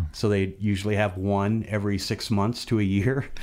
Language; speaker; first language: English; native; English